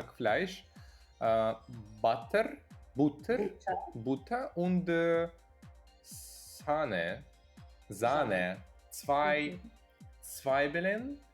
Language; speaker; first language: German; non-native, learner; Ukrainian